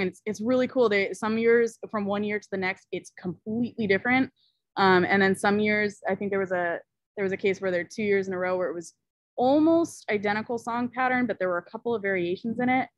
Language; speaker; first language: English; native; English